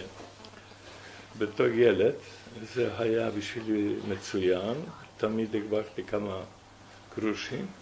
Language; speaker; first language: Hebrew; non-native, fluent; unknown